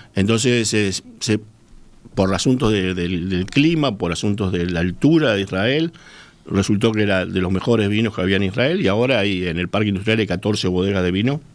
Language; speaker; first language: Spanish; native; Spanish